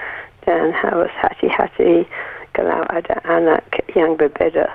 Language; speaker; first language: Indonesian; non-native, learner; English